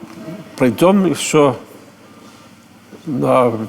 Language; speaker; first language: Russian; non-native, fluent; German